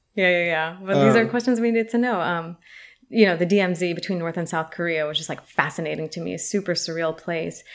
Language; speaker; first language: English; early bilingual, other home language; Arabic